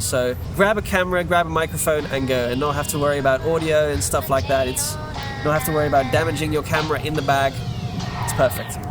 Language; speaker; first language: English; non-native, fluent; Dutch